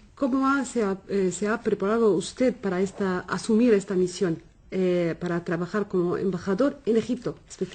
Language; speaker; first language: Spanish; non-native, fluent; Arabic